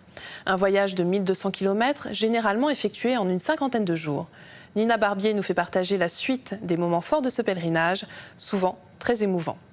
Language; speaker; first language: French; native; French